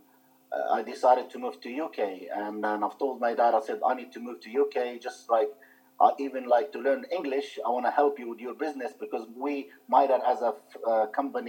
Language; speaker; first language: English; non-native, fluent; Arabic